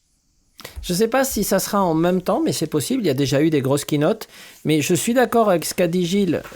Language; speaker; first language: French; native; French